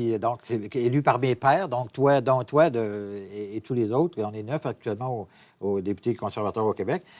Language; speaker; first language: French; native; French